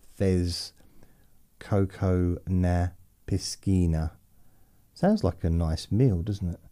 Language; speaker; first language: English; native; English